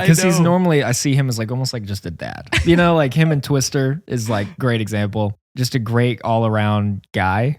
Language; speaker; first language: English; native; English